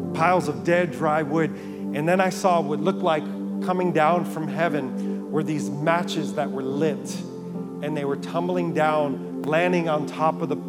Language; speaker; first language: English; native; English